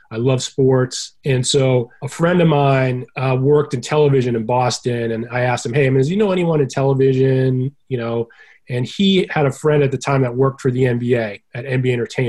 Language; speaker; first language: English; native; English